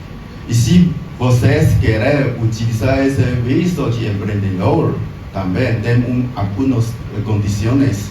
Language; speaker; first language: Portuguese; non-native, learner; Chinese